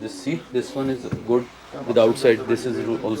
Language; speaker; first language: English; non-native, learner; Urdu